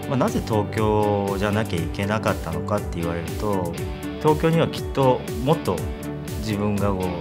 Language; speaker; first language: Japanese; non-native, fluent; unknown